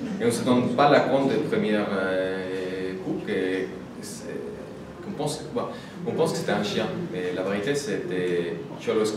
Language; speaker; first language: French; non-native, fluent; Spanish